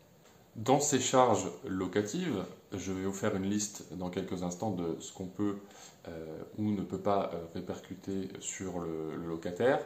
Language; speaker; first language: French; native; French